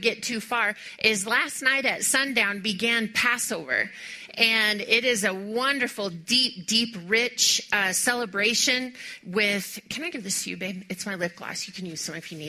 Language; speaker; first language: English; native; English